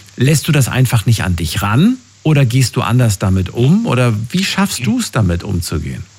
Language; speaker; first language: German; native; German